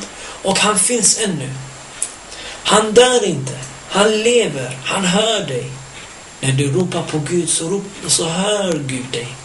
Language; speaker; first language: Swedish; early bilingual, other home language; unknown